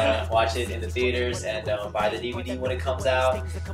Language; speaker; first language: English; early bilingual, other home language; Korean